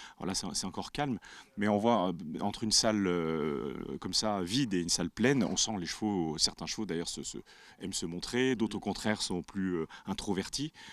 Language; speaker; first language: French; native; French